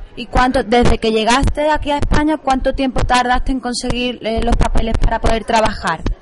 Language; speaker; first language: Spanish; native; Spanish